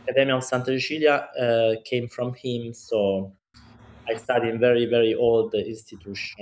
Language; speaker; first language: English; non-native, fluent; Italian